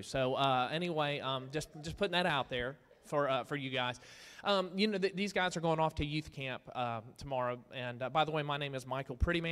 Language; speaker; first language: English; native; English